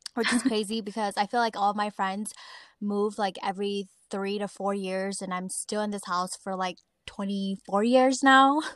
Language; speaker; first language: English; native; English